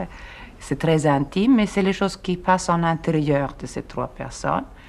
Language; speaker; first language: French; non-native, fluent; Swedish